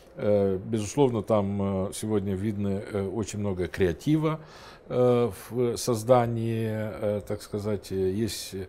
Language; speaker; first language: Russian; non-native, local second language; Romanian